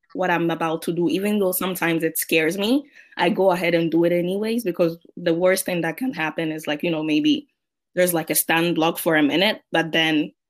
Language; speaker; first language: English; non-native, local second language; Akan